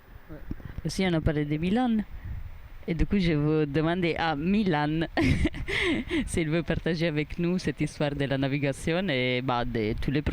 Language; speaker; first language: French; non-native, learner; Italian